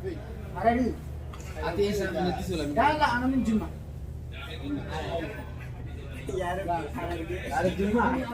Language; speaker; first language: Arabic; native; Arabic